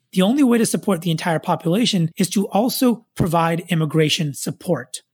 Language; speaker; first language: English; native; English